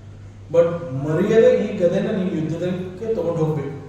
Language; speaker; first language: Kannada; native; Kannada